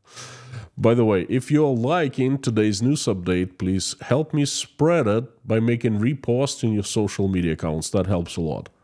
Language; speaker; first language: English; non-native, fluent; Russian